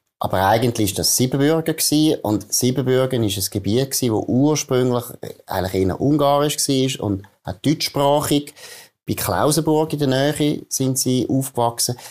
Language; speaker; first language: German; native; German